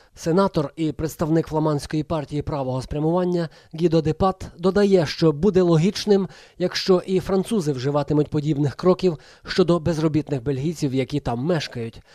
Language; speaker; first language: Ukrainian; native; Ukrainian